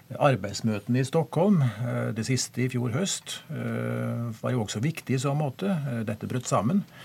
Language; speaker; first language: Norwegian; native; Norwegian